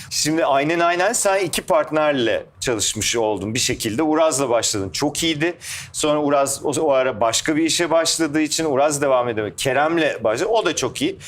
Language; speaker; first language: Turkish; native; Turkish